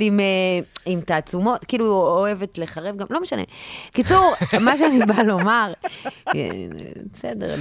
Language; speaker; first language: Hebrew; native; Hebrew